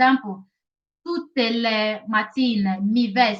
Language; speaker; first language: Italian; non-native, learner; Igbo